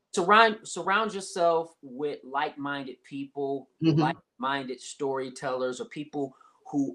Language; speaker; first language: English; native; English